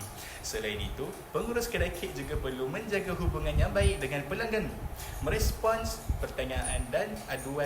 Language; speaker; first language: Malay; native; Malay